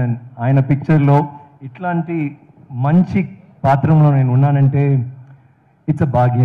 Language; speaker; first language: Telugu; non-native, learner; Tamil